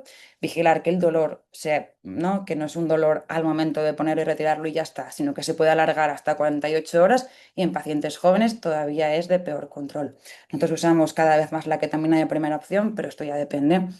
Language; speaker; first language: Spanish; native; Spanish